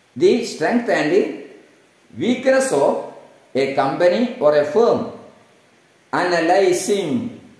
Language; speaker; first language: English; non-native, local second language; Malayalam